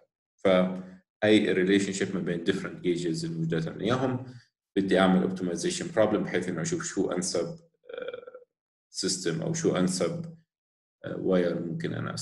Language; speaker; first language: Arabic; native; Arabic